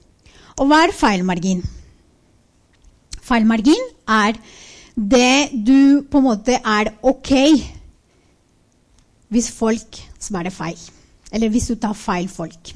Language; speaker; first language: Norwegian; non-native, fluent; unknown